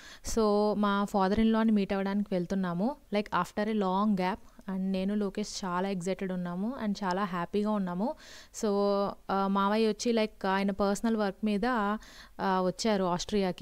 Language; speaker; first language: Telugu; native; Telugu